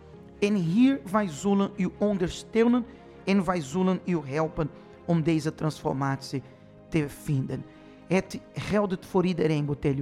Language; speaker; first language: Dutch; non-native, fluent; Portuguese